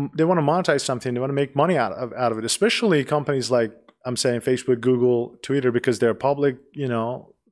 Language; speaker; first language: English; non-native, fluent; Persian